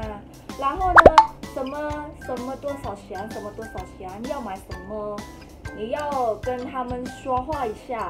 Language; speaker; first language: Chinese; non-native, learner; Thai